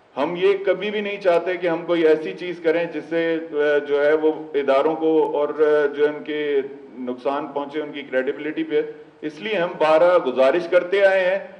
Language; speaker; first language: Urdu; native; Urdu